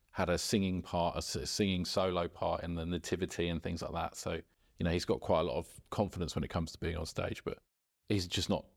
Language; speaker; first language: English; native; English